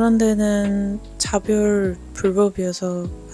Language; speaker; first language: Korean; non-native, learner; Dutch